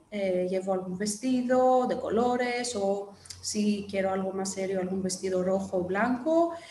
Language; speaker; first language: Spanish; non-native, fluent; Greek